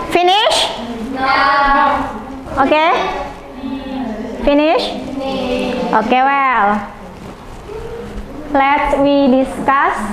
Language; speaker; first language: English; non-native, fluent; Indonesian